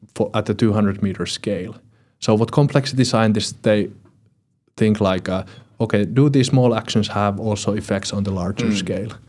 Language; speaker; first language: English; non-native, fluent; Finnish